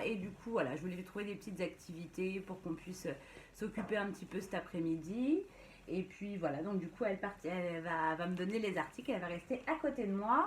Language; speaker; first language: French; native; French